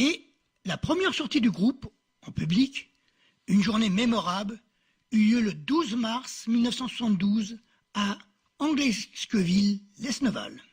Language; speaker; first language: French; native; French